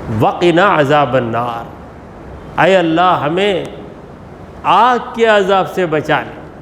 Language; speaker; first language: Urdu; native; Urdu